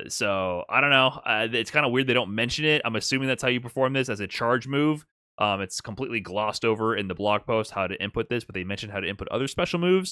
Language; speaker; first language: English; native; English